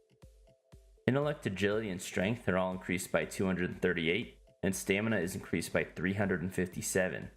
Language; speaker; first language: English; native; English